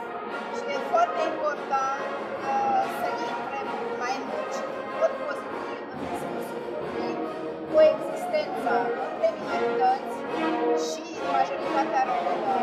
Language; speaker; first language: Romanian; non-native, local second language; Hungarian